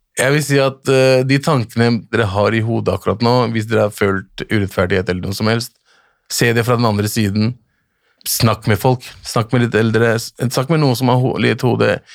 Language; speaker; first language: Norwegian; early bilingual, other home language; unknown